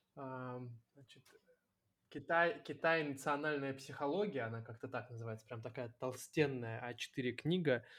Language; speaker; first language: Russian; native; Russian